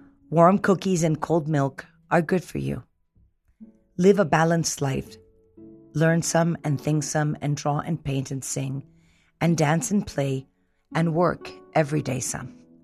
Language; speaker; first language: English; early bilingual, other home language; Spanish